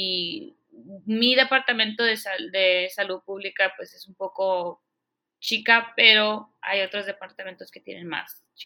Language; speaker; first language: Spanish; early bilingual, heritage; Spanish